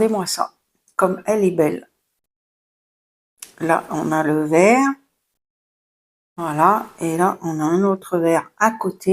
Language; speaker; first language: French; native; French